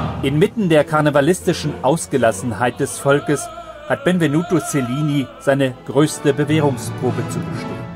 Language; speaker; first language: German; native; German